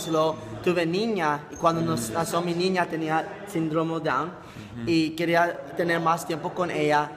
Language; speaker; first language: Spanish; early bilingual, heritage; Spanish